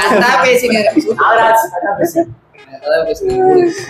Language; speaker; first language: Tamil; native; Tamil